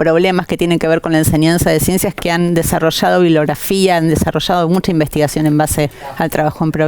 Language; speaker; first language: Spanish; native; Spanish